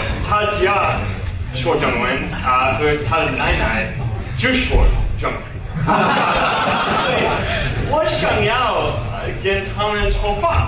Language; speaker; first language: Chinese; non-native, learner; English